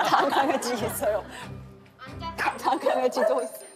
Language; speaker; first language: Korean; non-native, learner; German